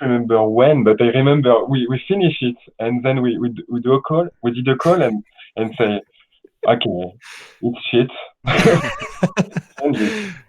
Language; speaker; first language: English; non-native, learner; French